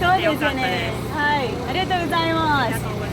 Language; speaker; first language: Japanese; non-native, learner; Marathi